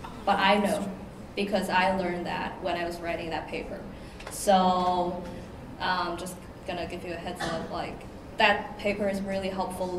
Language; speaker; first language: English; non-native, fluent; Chinese